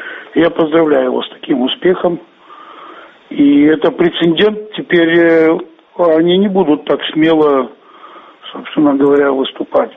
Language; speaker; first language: Russian; native; Russian